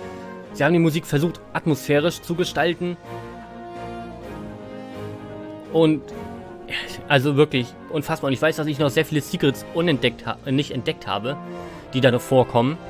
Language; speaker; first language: German; native; German